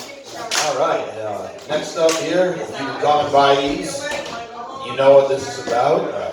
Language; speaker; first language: English; native; English